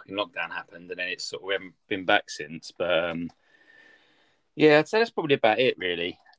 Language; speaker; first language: English; native; English